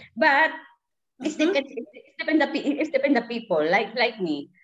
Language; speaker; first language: English; non-native, local second language; Filipino